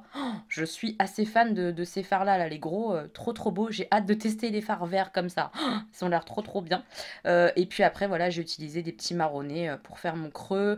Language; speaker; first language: French; native; French